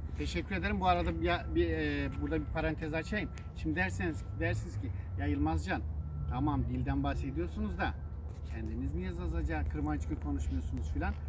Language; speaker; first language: Turkish; non-native, local second language; Zaza